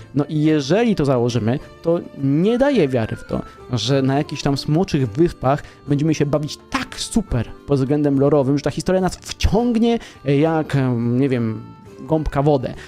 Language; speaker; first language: Polish; native; Polish